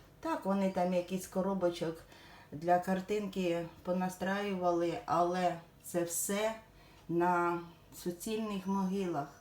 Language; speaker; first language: Ukrainian; non-native, local second language; Russian